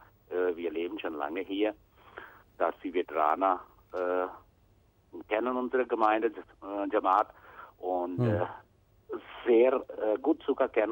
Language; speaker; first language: German; non-native, fluent; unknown